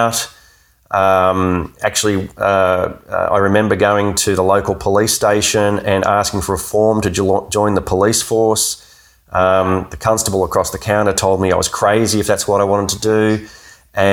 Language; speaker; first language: English; native; English